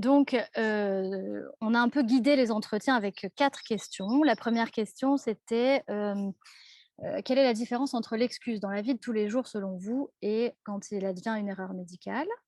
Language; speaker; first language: French; native; French